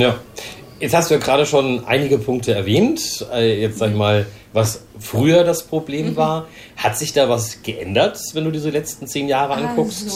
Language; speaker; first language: German; native; German